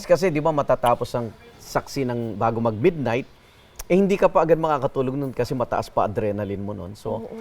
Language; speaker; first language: Filipino; native; Filipino